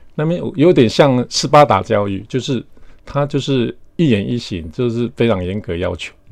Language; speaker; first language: Chinese; native; Chinese